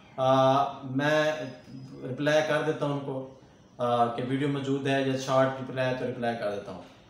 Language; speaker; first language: Urdu; non-native, local second language; Punjabi